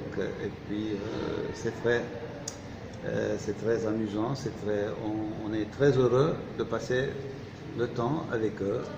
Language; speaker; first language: French; non-native, fluent; Turkish